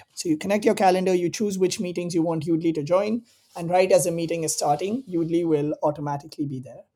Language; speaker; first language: English; non-native, local second language; Hindi